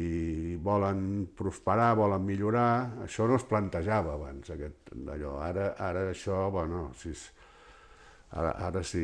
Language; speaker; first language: Catalan; early bilingual, heritage; Catalan